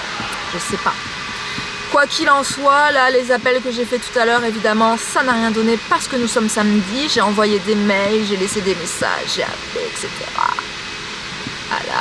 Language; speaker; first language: French; native; French